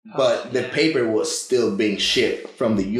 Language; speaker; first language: English; non-native, fluent; Spanish